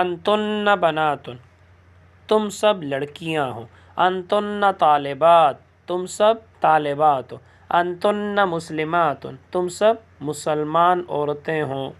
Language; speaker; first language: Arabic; non-native, fluent; Urdu